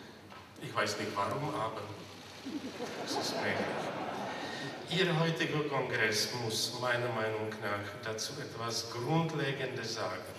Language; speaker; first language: German; non-native, fluent; Czech